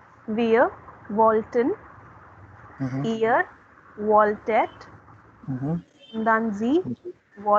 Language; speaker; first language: German; non-native, fluent; Hindi